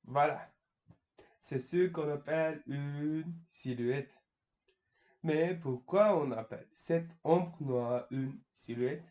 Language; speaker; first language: French; non-native, learner; Turkish